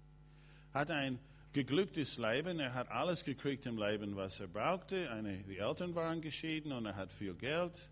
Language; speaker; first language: German; non-native, fluent; English